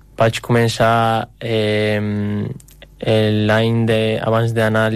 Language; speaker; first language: Catalan; non-native, local second language; Spanish